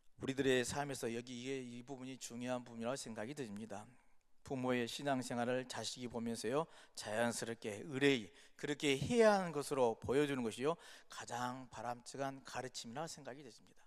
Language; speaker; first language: Korean; native; Korean